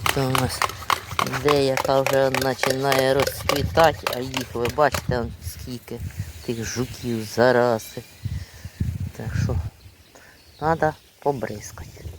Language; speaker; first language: Ukrainian; native; Ukrainian